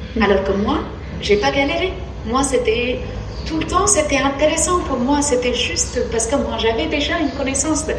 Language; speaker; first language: French; non-native, fluent; Tamil